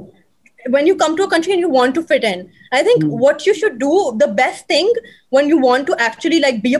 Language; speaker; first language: English; native; English